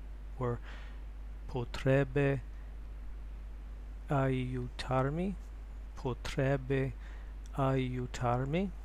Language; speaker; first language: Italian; non-native, learner; English